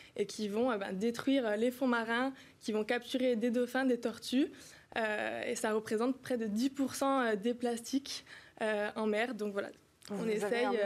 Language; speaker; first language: French; native; French